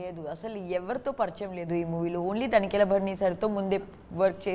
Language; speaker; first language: Telugu; non-native, learner; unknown